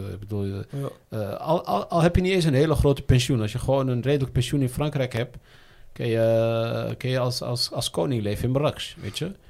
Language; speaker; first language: Dutch; early bilingual, other home language; Riffian